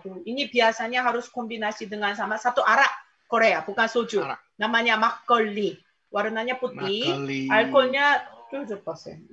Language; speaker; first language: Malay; non-native, fluent; Korean